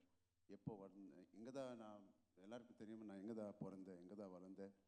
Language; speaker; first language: Tamil; non-native, local second language; Telugu